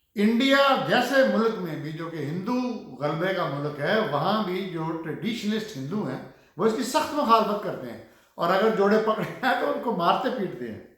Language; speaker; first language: Urdu; native; Urdu